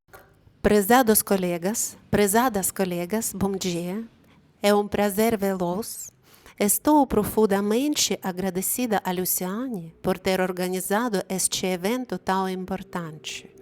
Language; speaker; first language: Portuguese; non-native, fluent; Ukrainian